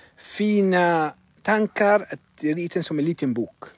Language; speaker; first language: Swedish; non-native, fluent; Arabic